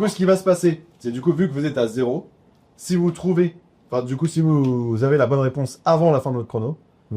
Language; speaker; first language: French; native; French